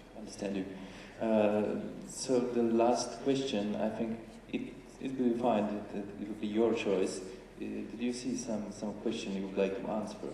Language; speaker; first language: English; non-native, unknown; Czech